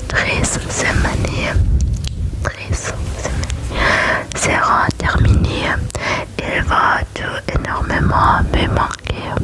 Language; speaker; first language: French; non-native, learner; German